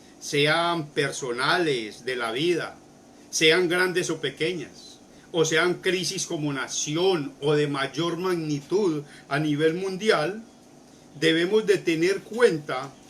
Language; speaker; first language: Spanish; native; Spanish